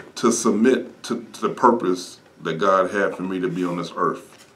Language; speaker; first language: English; native; English